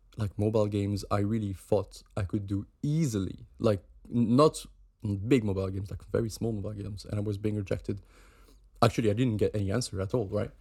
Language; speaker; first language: English; non-native, fluent; German